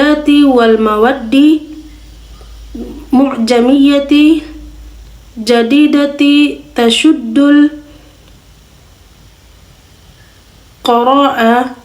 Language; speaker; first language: Arabic; non-native, learner; Indonesian